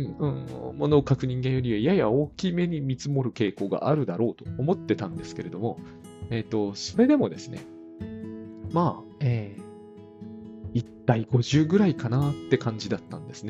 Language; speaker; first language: Japanese; native; Japanese